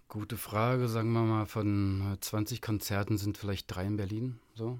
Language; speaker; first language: German; native; German